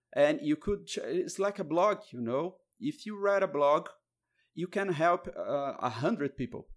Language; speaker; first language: English; non-native, fluent; Portuguese